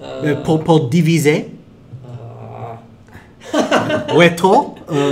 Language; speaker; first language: French; non-native, learner; English